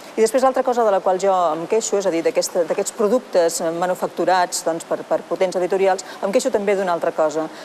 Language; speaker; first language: Catalan; native; Catalan